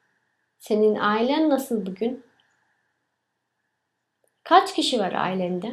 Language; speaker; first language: Turkish; early bilingual, other home language; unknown